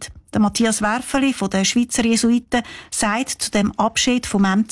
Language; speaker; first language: German; native; German